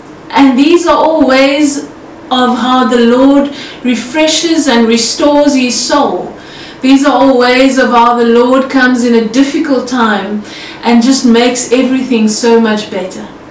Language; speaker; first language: English; non-native, local second language; Afrikaans